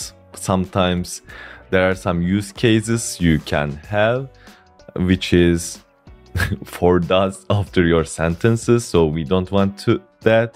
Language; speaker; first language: English; non-native, fluent; Turkish